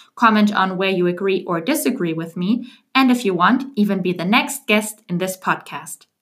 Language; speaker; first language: English; non-native, fluent; German